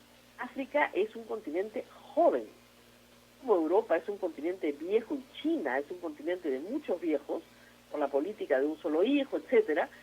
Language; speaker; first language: Spanish; native; Spanish